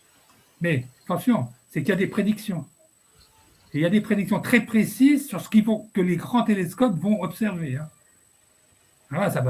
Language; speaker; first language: French; native; French